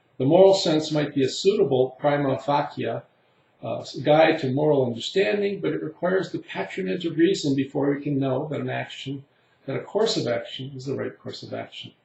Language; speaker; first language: English; native; English